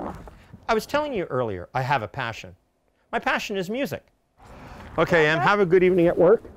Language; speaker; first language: English; native; English